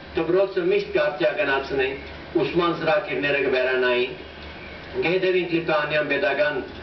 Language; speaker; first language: Armenian; early bilingual, heritage; Armenian